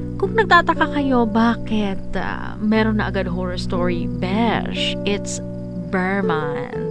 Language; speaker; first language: Filipino; non-native, local second language; Waray